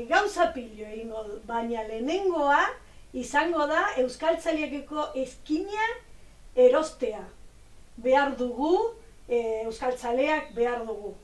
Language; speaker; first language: Basque; non-native, learner; Spanish